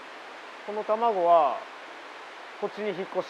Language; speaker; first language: Japanese; native; Japanese